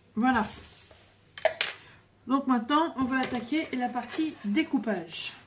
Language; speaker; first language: French; native; French